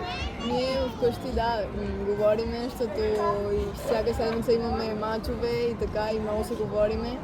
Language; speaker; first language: Bulgarian; early bilingual, heritage; Bulgarian